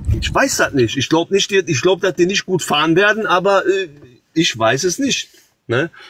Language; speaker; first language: German; early bilingual, other home language; Croatian